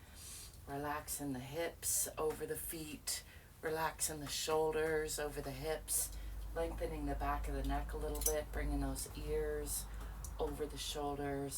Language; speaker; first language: English; native; English